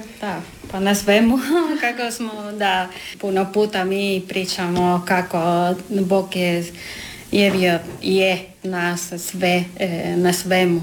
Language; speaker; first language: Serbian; non-native, learner; Spanish